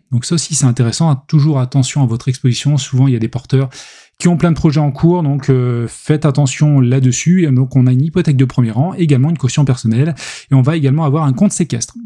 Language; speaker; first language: French; native; French